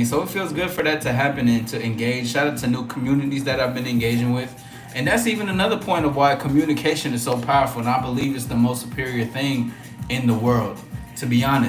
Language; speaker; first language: English; native; English